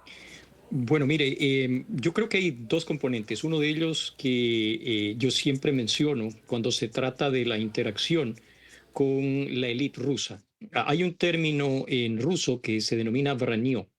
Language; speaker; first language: Spanish; native; Spanish